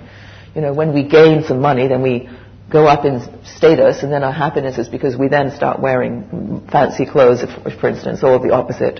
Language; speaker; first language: English; native; English